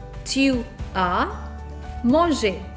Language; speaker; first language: French; non-native, fluent; English